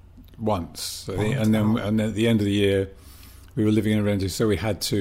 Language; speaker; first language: English; native; English